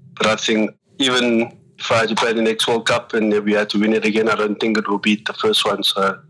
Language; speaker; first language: English; native; English